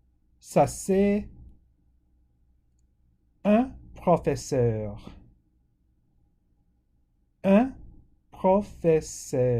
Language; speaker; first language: French; non-native, fluent; English